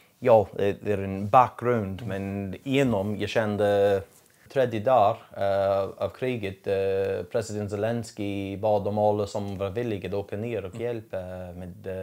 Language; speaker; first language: Swedish; non-native, learner; English